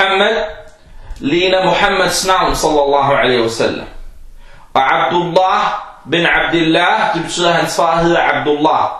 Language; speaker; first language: Danish; early bilingual, other home language; Arabic